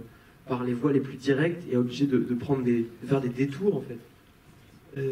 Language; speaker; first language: French; native; French